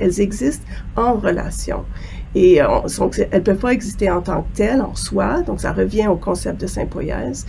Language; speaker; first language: French; native; French